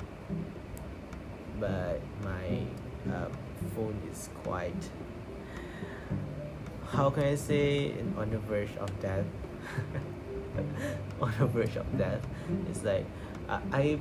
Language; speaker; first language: English; non-native, local second language; Malay